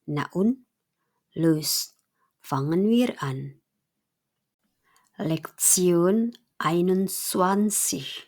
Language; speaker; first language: German; non-native, fluent; Indonesian